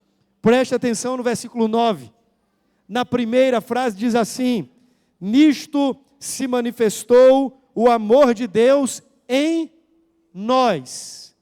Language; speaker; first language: Portuguese; native; Portuguese